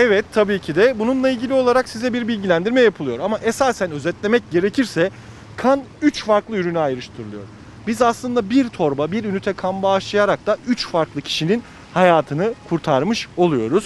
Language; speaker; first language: Turkish; native; Turkish